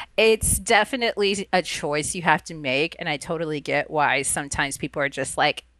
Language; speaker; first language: English; early bilingual, other home language; Spanish